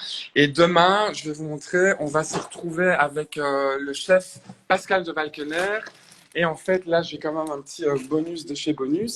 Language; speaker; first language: French; native; French